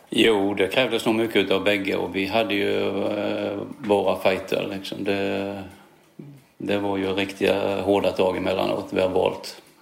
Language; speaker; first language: Swedish; native; Swedish